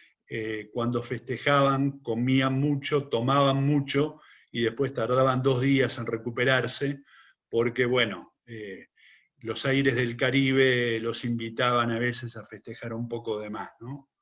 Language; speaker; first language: Spanish; native; Spanish